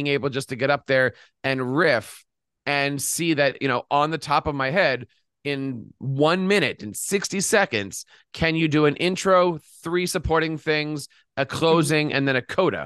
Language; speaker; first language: English; native; English